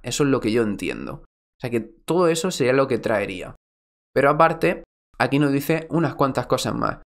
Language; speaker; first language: Spanish; native; Spanish